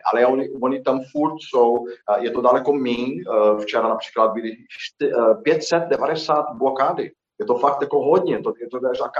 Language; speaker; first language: Czech; non-native, fluent; Portuguese